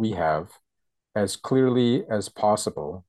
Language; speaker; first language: English; native; English